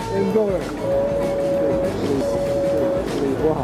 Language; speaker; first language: English; non-native, learner; Japanese